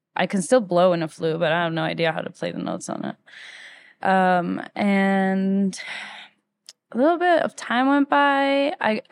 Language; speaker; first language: English; early bilingual, other home language; Spanish